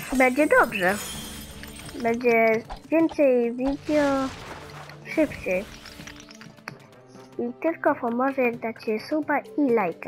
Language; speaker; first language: Polish; early bilingual, heritage; Polish